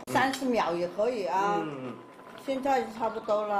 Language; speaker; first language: Chinese; non-native, local second language; Min Nan Chinese